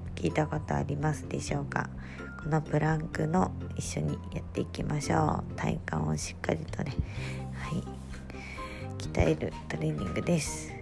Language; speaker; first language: Japanese; native; Japanese